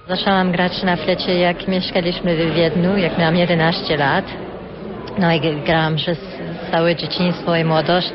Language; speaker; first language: Polish; early bilingual, heritage; Polish